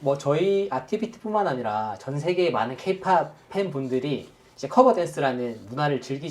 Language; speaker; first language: Korean; native; Korean